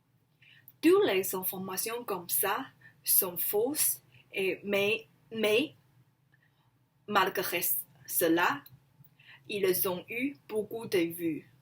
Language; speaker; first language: French; non-native, learner; Chinese